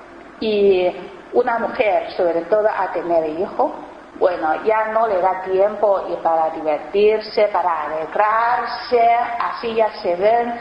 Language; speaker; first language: Spanish; non-native, learner; Chinese